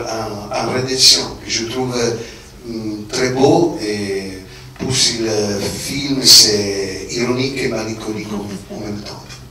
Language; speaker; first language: French; non-native, fluent; Italian